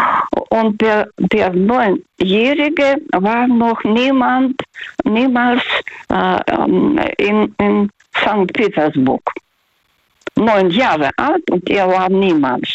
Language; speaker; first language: German; non-native, fluent; Russian